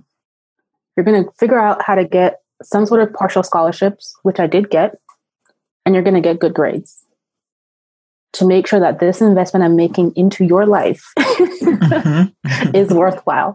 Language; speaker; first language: English; non-native, local second language; Yoruba